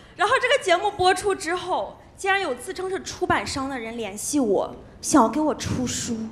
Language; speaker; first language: Chinese; native; Chinese